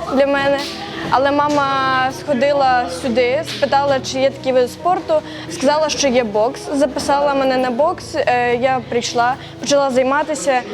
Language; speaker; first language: Ukrainian; native; Ukrainian